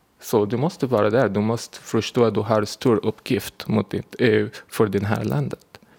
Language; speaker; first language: Swedish; non-native, learner; Arabic